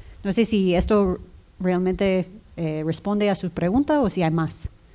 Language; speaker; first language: Spanish; early bilingual, heritage; Spanish